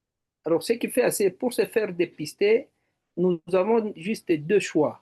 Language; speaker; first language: French; non-native, local second language; Swahili